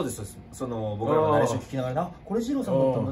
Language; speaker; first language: Japanese; native; Japanese